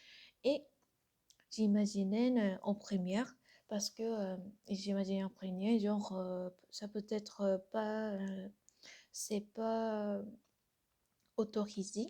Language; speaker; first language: French; non-native, learner; Korean